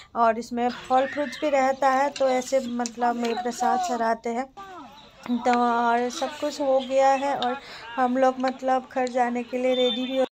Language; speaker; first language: Hindi; non-native, local second language; Assamese